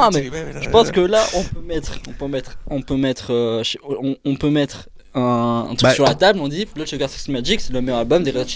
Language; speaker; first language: French; native; French